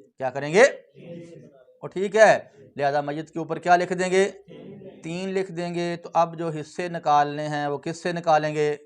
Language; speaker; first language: Urdu; non-native, local second language; Punjabi